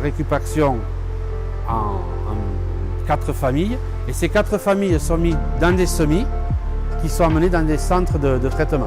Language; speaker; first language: French; native; French